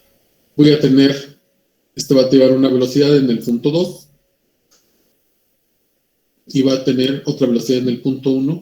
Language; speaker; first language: Spanish; native; Spanish